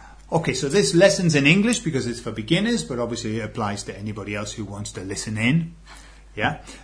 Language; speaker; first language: English; native; English